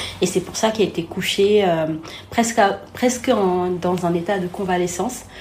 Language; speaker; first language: French; non-native, local second language; Wolof